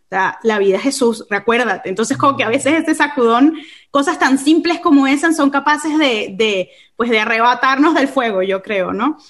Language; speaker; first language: Spanish; native; Spanish